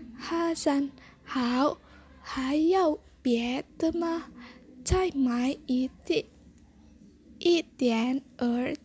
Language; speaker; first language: Chinese; non-native, learner; Indonesian